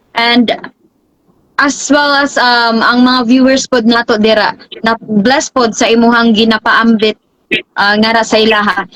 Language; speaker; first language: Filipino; non-native, local second language; Cebuano